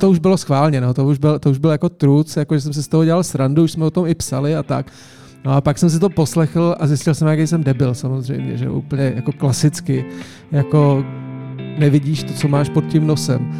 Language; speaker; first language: Czech; native; Czech